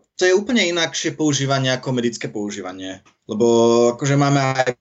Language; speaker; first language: Slovak; early bilingual, heritage; Dutch